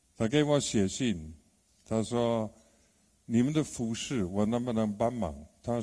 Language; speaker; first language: Chinese; non-native, fluent; English